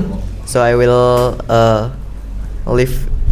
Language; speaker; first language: English; non-native, learner; Indonesian